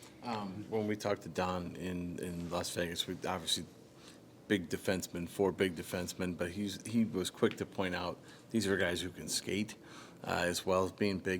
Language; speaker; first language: English; native; English